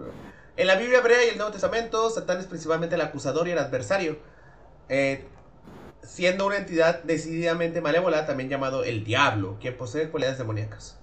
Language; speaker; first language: Spanish; native; Spanish